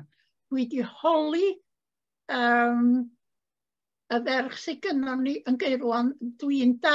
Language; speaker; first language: Welsh; native; Welsh